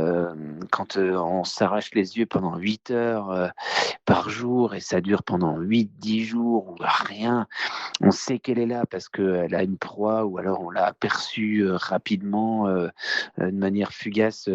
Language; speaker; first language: French; native; French